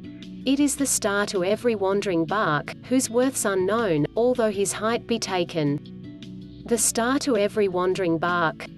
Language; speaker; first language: English; native; English